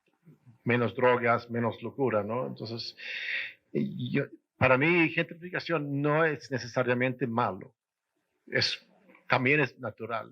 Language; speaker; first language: Spanish; non-native, fluent; Swedish